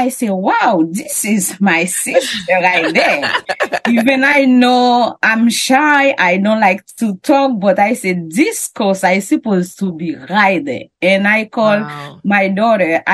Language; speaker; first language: English; non-native, learner; French